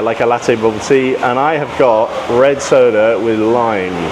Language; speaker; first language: English; native; English